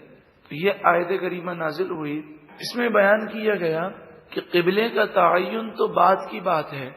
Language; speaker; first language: Urdu; native; Urdu